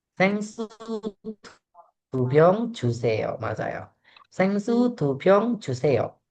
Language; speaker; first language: Korean; non-native, fluent; Indonesian